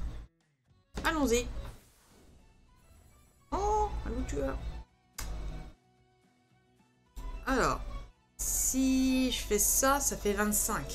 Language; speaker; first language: French; native; French